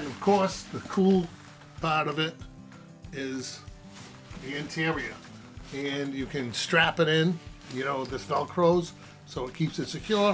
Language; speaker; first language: English; native; English